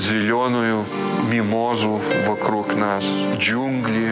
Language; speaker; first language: Russian; early bilingual, heritage; Russian